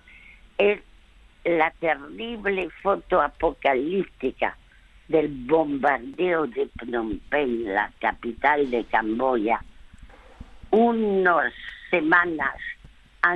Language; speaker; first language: Spanish; early bilingual, other home language; French